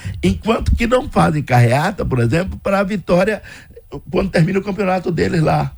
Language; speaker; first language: Portuguese; native; Portuguese